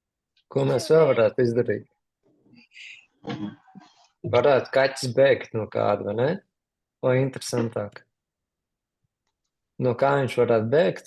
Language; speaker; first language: Latvian; native; Latvian